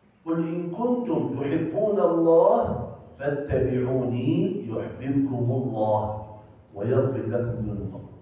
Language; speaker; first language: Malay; non-native, fluent; Arabic